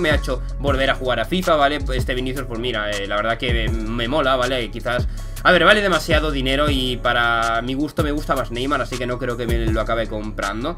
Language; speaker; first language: Spanish; native; Spanish